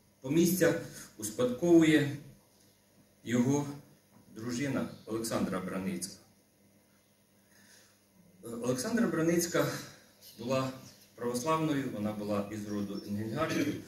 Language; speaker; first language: Ukrainian; native; Ukrainian